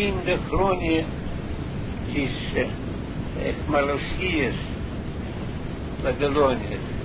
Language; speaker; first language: Greek; non-native, fluent; Russian